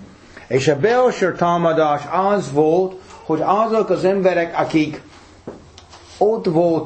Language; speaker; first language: Hungarian; non-native, fluent; English